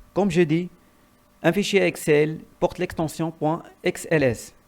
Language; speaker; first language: French; non-native, local second language; Arabic